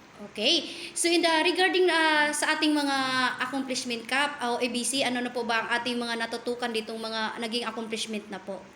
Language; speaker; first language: Filipino; native; Filipino